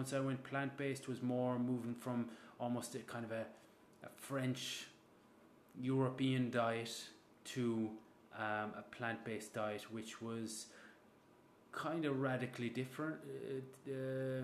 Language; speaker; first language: English; native; English